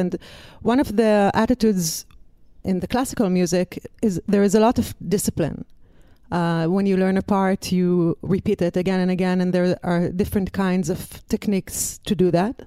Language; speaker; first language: English; non-native, fluent; Hebrew